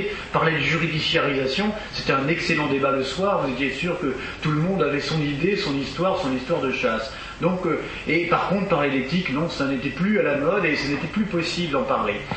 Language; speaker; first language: French; native; French